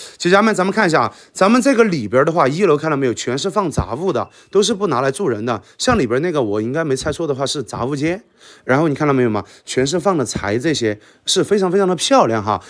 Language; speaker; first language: Chinese; native; Chinese